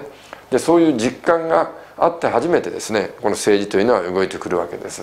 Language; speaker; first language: Japanese; native; Japanese